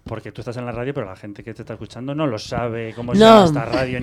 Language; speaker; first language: Spanish; native; Spanish